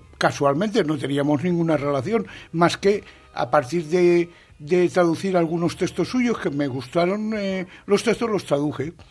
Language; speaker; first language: Spanish; non-native, local second language; Catalan